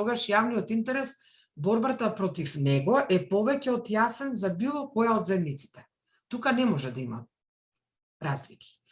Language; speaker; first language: Macedonian; non-native, local second language; Albanian